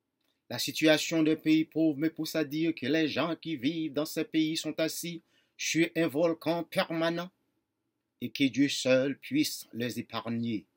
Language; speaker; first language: French; non-native, local second language; Haitian Creole